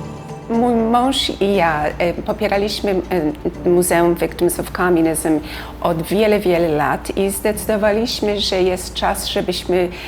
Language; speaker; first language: Polish; early bilingual, heritage; Polish